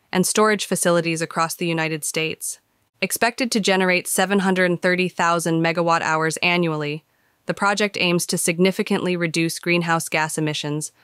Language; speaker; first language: English; native; English